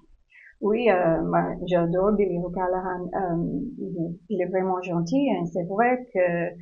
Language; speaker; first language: French; non-native, learner; English